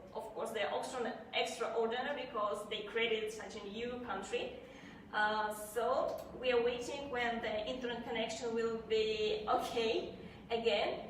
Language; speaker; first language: English; non-native, fluent; Russian